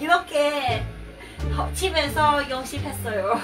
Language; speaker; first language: Korean; non-native, learner; Cantonese